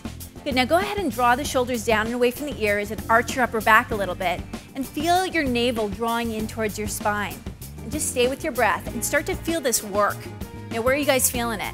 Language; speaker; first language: English; native; English